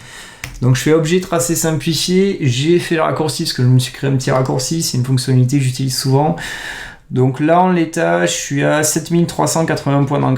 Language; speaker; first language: French; native; French